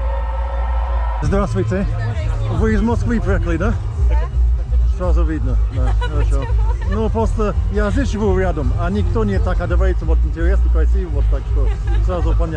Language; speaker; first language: Russian; non-native, learner; English